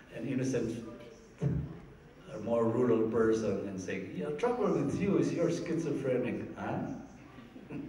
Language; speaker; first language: English; non-native, local second language; Filipino